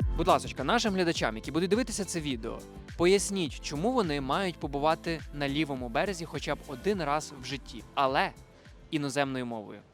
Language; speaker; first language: Ukrainian; native; Ukrainian